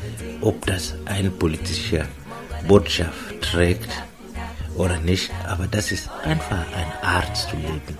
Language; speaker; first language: German; non-native, fluent; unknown